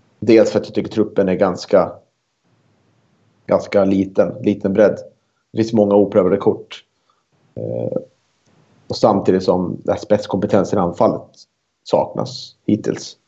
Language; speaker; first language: Swedish; native; Swedish